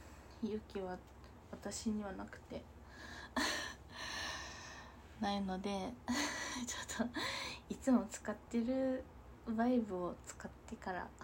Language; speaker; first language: Japanese; native; Japanese